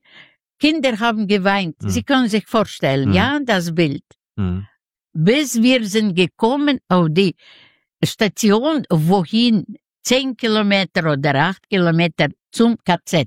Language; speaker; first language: German; non-native, learner; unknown